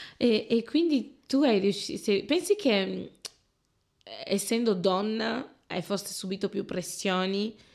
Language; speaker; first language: Italian; early bilingual, heritage; Italian